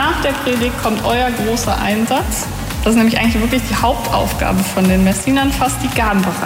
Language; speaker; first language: German; native; German